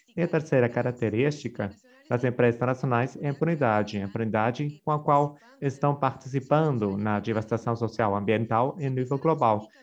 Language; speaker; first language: Portuguese; non-native, fluent; Spanish